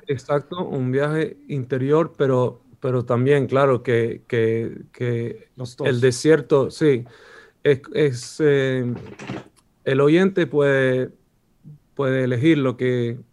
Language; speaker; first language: Spanish; non-native, fluent; Swedish